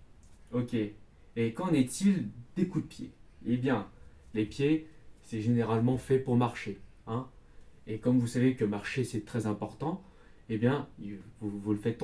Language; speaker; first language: French; native; French